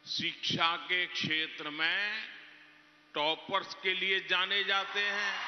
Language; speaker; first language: Hindi; non-native, local second language; Gujarati